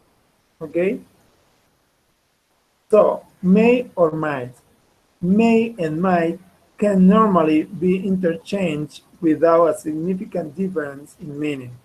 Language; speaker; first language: English; non-native, fluent; Spanish